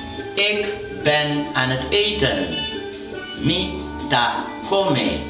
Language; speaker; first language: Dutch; non-native, local second language; Papiamento